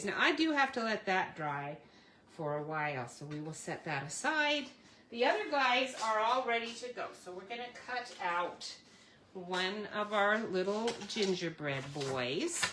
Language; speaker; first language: English; native; English